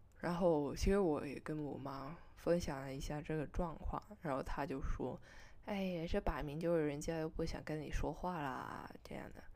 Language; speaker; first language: Chinese; non-native, local second language; Cantonese